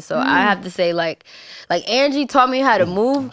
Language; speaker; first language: English; native; English